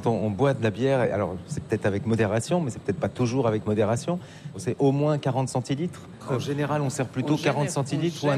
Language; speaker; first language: French; native; French